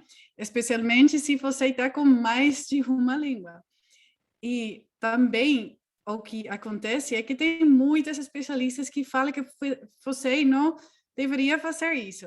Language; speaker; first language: Portuguese; non-native, fluent; Dutch